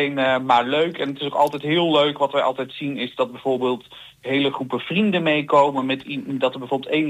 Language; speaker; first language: Dutch; native; Dutch